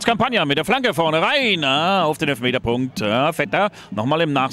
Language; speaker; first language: German; native; German